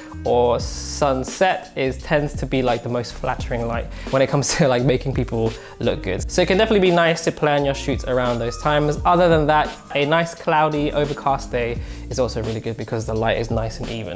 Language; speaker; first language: English; native; English